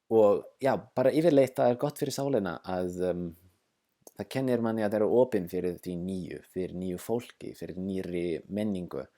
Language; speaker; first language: Icelandic; non-native, fluent; English